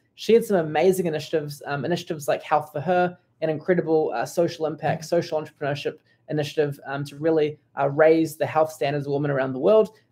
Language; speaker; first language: English; native; English